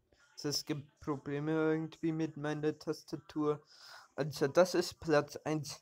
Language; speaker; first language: German; early bilingual, other home language; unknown